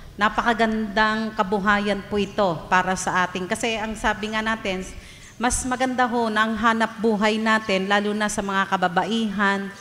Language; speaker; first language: Filipino; native; Filipino